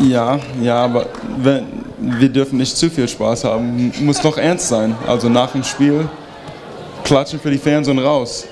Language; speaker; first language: German; early bilingual, heritage; German